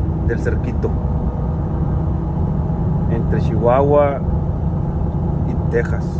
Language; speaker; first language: Spanish; native; Spanish